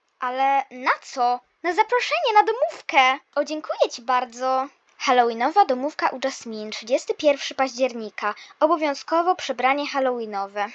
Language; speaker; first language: Polish; native; Polish